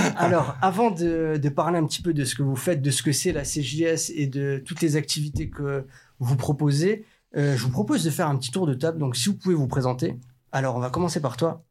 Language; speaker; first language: French; native; French